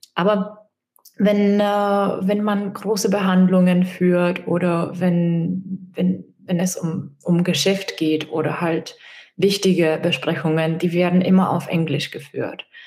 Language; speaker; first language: German; non-native, fluent; Czech